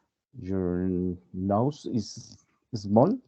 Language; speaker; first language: English; non-native, learner; Spanish